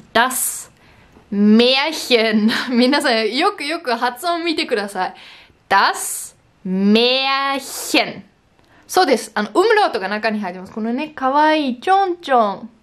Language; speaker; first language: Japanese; non-native, fluent; German